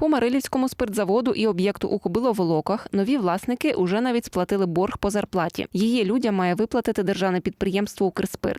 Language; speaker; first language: Ukrainian; native; Ukrainian